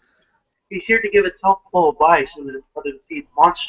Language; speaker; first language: English; native; English